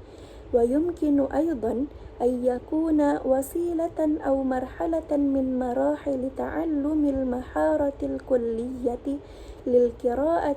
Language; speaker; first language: Arabic; non-native, learner; Indonesian